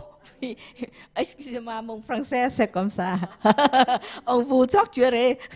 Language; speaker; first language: French; non-native, learner; Vietnamese